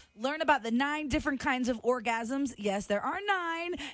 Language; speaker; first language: English; native; English